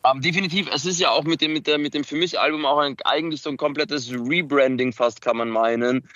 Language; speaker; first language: German; early bilingual, other home language; Macedonian